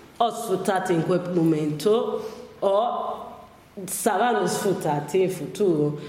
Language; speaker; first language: Italian; non-native, fluent; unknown